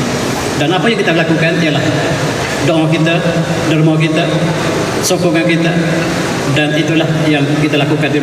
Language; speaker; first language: Malay; native; Malay